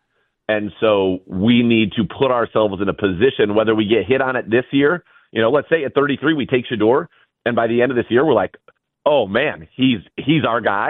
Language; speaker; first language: English; native; English